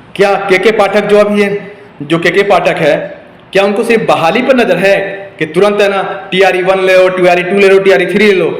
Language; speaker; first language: Hindi; native; Hindi